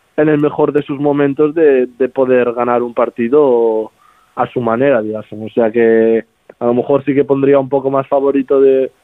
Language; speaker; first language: Spanish; native; Spanish